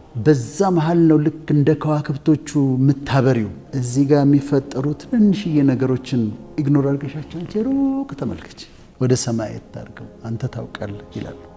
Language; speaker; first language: Amharic; native; Amharic